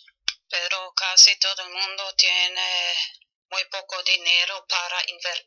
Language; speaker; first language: Spanish; non-native, fluent; German